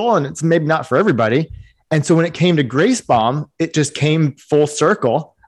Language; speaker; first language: English; native; English